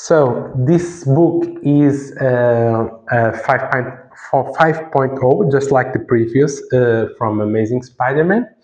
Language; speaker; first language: English; non-native, fluent; Portuguese